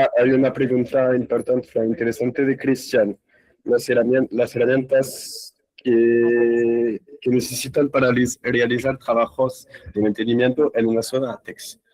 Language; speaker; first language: Spanish; non-native, fluent; French